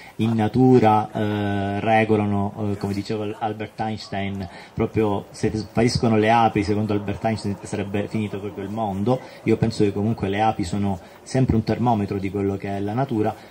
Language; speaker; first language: Italian; native; Italian